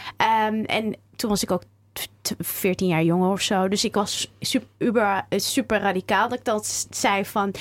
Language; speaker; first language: Dutch; early bilingual, other home language; Somali